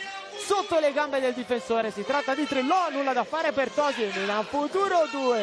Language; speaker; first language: Italian; native; Italian